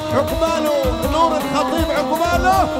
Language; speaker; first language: Arabic; native; Arabic